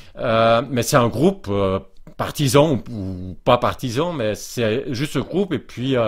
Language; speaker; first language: French; native; French